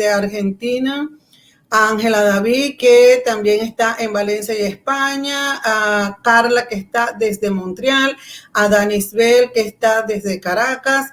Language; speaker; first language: Spanish; native; Spanish